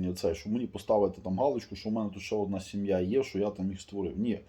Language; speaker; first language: Ukrainian; native; Ukrainian